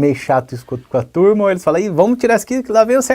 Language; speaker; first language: Portuguese; native; Portuguese